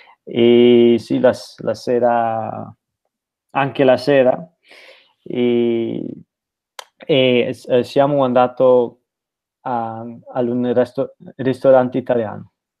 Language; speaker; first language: Italian; non-native, learner; Dutch